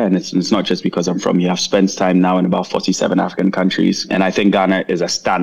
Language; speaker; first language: English; non-native, local second language; Akan